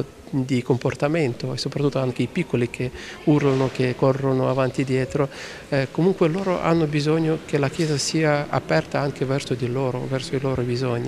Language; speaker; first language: Italian; non-native, fluent; Ukrainian